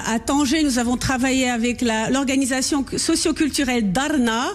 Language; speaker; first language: French; non-native, local second language; Dutch